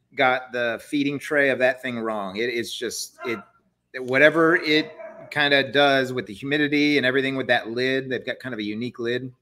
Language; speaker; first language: English; native; English